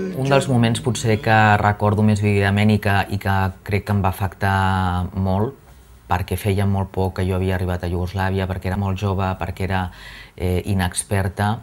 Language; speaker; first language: Catalan; native; Catalan